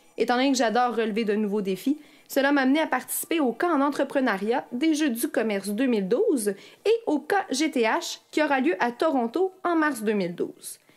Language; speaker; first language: French; native; French